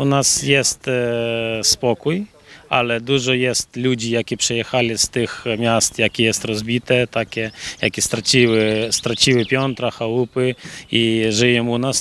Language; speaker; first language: Polish; non-native, learner; Ukrainian